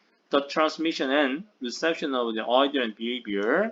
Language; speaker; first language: English; non-native, fluent; Korean